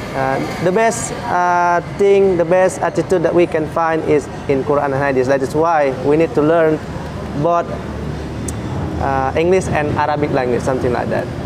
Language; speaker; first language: English; non-native, fluent; Indonesian